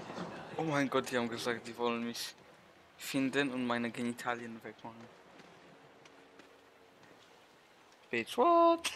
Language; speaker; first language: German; early bilingual, other home language; Polish